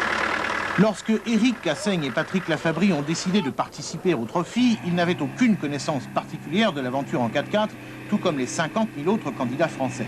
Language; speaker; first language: French; native; French